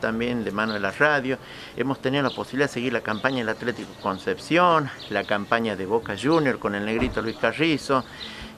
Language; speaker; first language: Spanish; native; Spanish